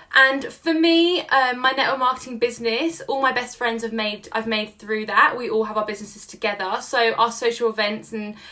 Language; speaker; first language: English; native; English